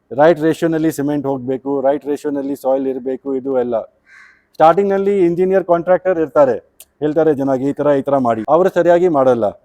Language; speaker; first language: Kannada; non-native, local second language; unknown